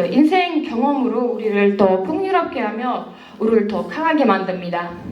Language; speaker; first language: Korean; non-native, learner; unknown